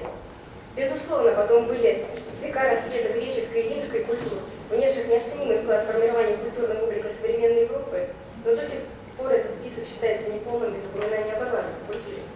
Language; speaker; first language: Russian; native; Russian